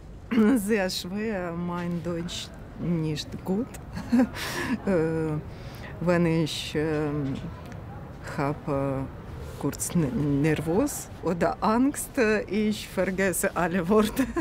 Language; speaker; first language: German; non-native, learner; Ukrainian